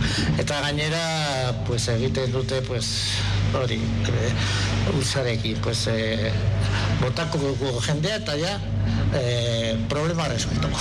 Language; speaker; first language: Basque; non-native, local second language; Spanish